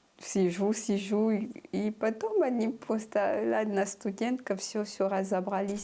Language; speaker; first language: Russian; non-native, fluent; French